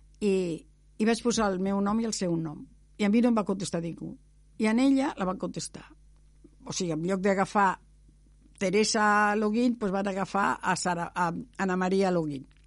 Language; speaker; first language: Catalan; non-native, local second language; Spanish